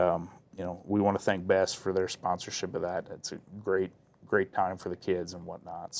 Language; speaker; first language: English; native; English